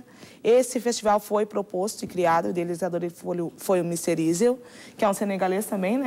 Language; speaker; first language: Portuguese; native; Portuguese